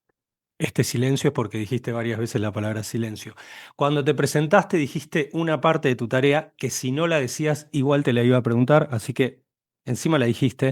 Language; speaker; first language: Spanish; native; Spanish